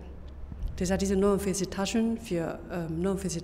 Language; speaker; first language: German; non-native, fluent; Chinese